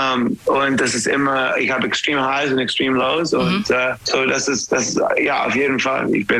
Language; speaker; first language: German; non-native, learner; English